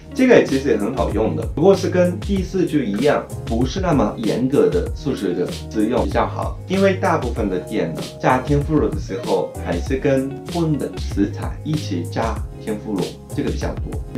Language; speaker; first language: Chinese; non-native, fluent; Japanese